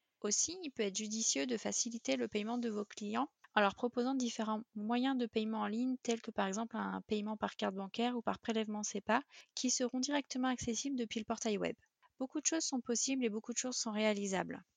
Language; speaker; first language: French; native; French